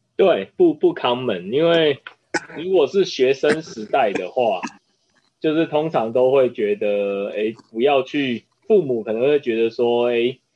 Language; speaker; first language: Chinese; native; Chinese